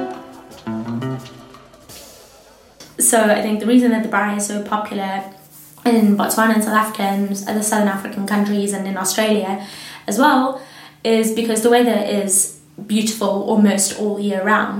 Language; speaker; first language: English; native; English